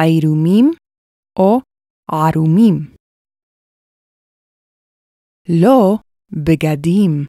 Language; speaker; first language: Hebrew; non-native, fluent; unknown